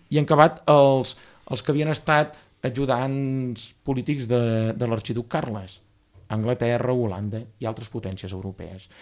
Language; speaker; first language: Catalan; native; Catalan